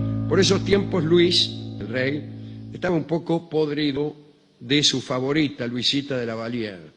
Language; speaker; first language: Spanish; native; Spanish